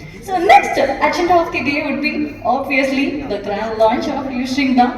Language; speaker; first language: English; non-native, local second language; Tamil